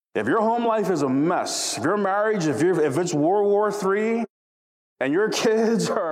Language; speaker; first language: English; native; English